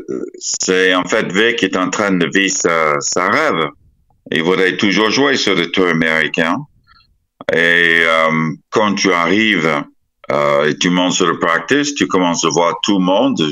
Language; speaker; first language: French; non-native, fluent; English